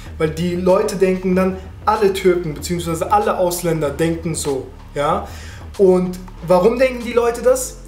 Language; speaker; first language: German; early bilingual, other home language; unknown